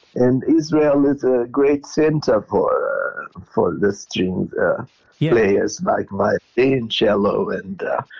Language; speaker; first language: English; non-native, fluent; Portuguese